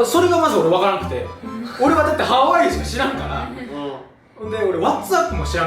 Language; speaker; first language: Japanese; native; Japanese